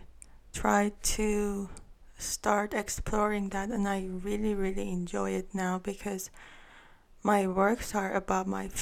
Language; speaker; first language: English; non-native, fluent; Armenian